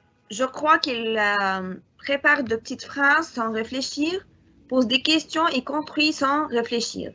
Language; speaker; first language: French; non-native, fluent; Arabic